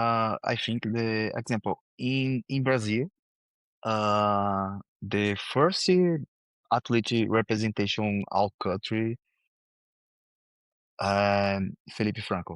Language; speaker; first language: English; non-native, learner; Portuguese